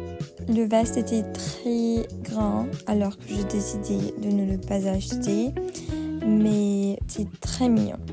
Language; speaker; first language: French; non-native, learner; Spanish